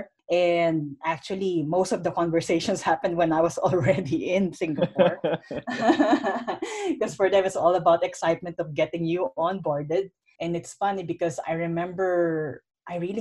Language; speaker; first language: English; non-native, local second language; Filipino